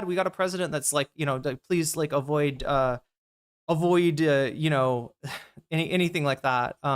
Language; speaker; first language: English; native; English